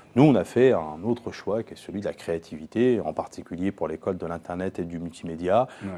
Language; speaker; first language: French; native; French